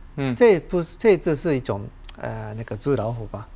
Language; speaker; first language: Chinese; non-native, fluent; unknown